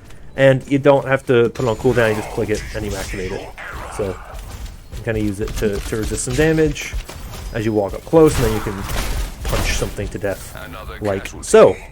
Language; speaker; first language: English; native; English